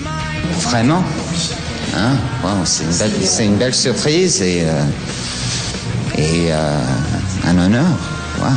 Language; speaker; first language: French; non-native, fluent; English